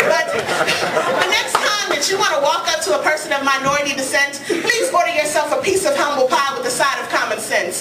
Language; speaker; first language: English; native; English